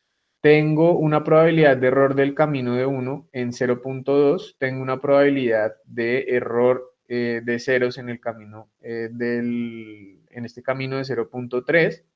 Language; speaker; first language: Spanish; native; Spanish